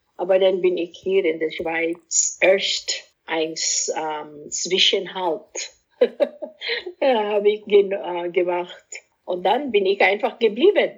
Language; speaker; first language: German; non-native, fluent; Cebuano